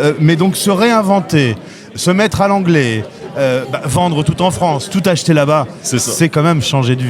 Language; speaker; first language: French; native; French